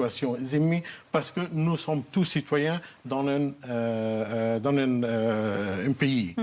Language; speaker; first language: French; non-native, fluent; Arabic